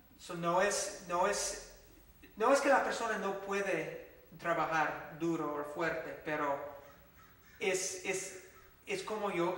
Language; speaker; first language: Spanish; non-native, fluent; English